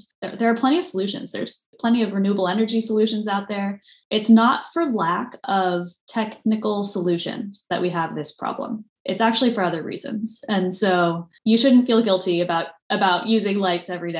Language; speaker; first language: English; native; English